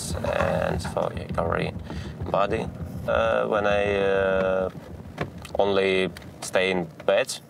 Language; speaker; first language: English; non-native, learner; Ukrainian